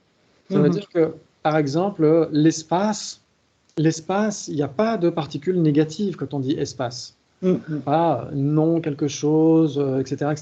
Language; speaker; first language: French; native; French